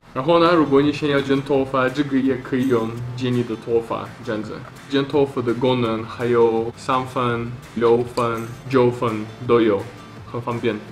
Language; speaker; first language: Chinese; non-native, learner; Russian